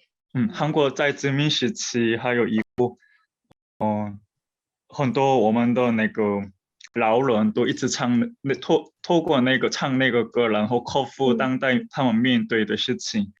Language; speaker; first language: Chinese; non-native, fluent; Korean